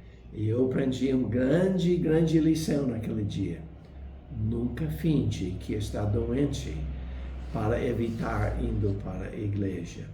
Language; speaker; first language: Portuguese; non-native, fluent; English